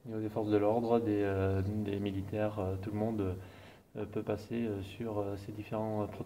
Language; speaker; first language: French; native; French